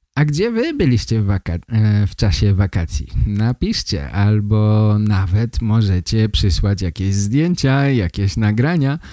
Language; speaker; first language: Polish; native; Polish